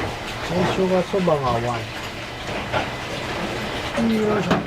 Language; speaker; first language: Japanese; native; Japanese